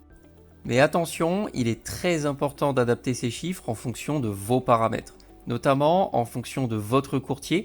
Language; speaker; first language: French; native; French